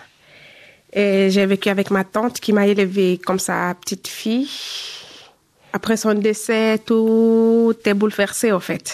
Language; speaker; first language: French; non-native, local second language; Fula